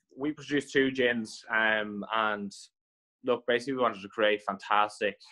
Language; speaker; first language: English; native; English